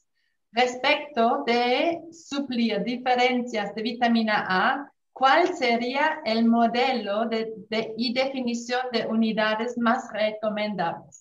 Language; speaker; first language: Spanish; non-native, fluent; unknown